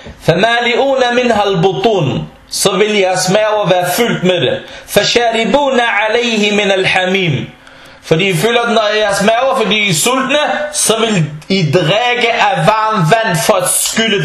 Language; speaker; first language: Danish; non-native, local second language; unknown